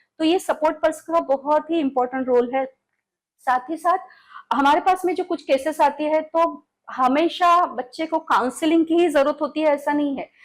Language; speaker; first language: Hindi; non-native, local second language; Marathi